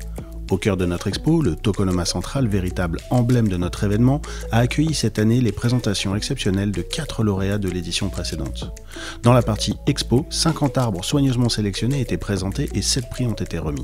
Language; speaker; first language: French; native; French